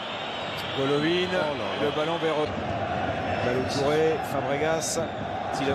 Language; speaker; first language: French; native; French